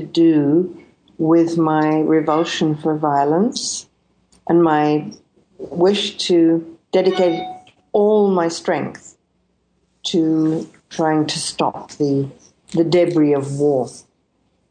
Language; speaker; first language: English; native; English